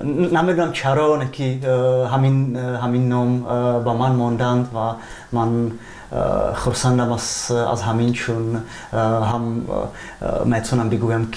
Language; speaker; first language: Persian; non-native, fluent; Czech